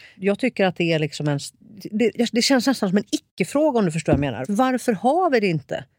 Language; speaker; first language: Swedish; native; Swedish